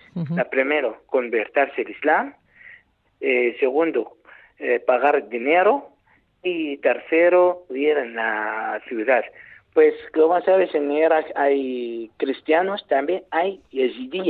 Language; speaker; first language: Spanish; non-native, learner; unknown